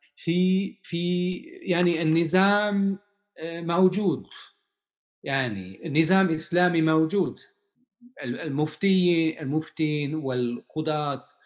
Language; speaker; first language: Arabic; non-native, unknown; Hungarian